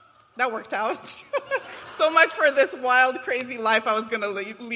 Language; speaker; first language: English; non-native, fluent; Romanian